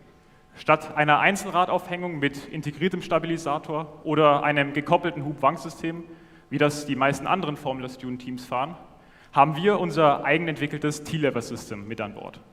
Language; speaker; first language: German; native; German